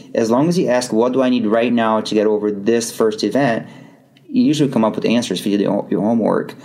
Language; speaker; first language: English; non-native, fluent; Portuguese